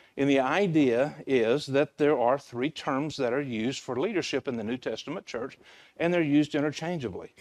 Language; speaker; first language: English; native; English